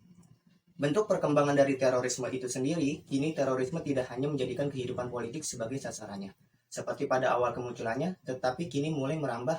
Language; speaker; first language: Indonesian; native; Indonesian